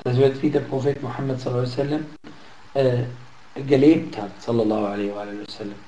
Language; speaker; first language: German; non-native, fluent; Arabic